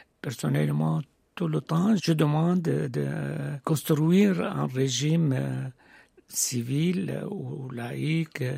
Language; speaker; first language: French; non-native, fluent; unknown